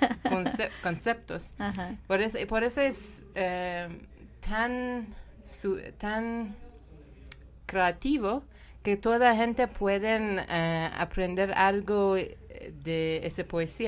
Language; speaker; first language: Spanish; non-native, learner; Persian